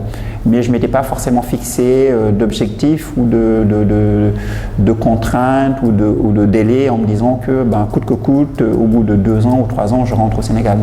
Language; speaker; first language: French; non-native, local second language; Wolof